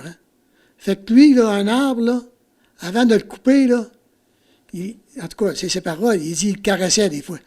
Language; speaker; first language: French; native; French